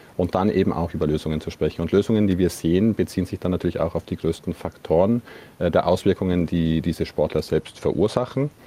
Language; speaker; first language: German; native; German